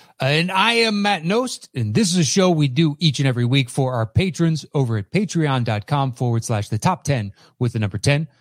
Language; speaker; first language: English; native; English